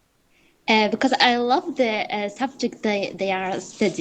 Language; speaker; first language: English; non-native, learner; Arabic